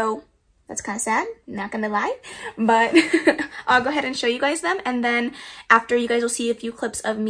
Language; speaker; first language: English; native; English